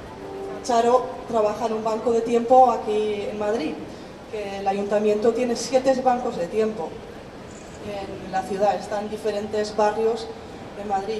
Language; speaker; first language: Spanish; non-native, fluent; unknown